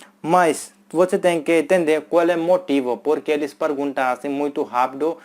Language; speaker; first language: Portuguese; non-native, fluent; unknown